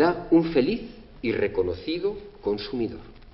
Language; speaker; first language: Spanish; native; Spanish